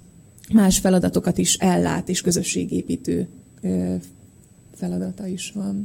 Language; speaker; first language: Hungarian; native; Hungarian